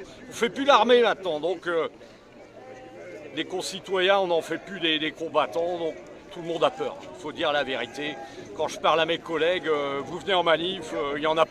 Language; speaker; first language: French; native; French